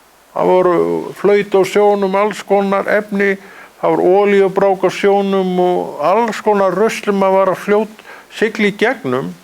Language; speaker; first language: Icelandic; native; Icelandic